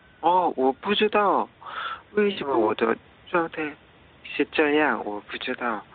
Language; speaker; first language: Chinese; non-native, learner; Korean